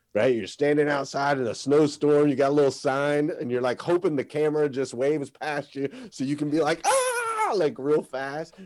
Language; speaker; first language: English; native; English